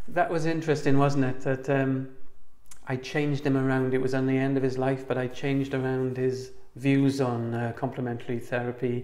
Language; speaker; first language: English; native; English